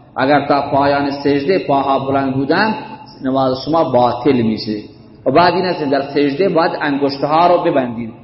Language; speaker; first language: Persian; native; Persian